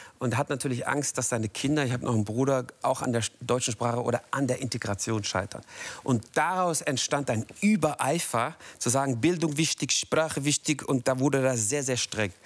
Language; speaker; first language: German; native; German